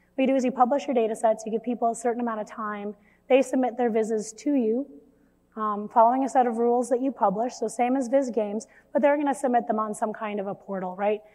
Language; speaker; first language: English; native; English